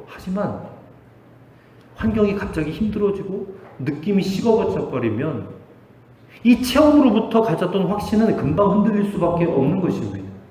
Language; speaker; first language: Korean; native; Korean